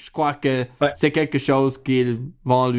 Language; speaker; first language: French; non-native, learner; English